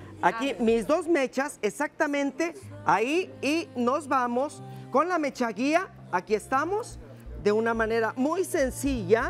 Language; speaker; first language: Spanish; native; Spanish